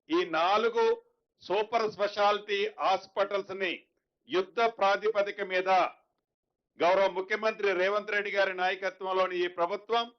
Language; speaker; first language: Telugu; native; Telugu